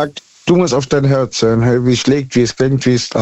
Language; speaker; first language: German; native; German